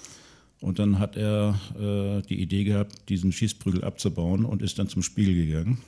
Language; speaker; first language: German; native; German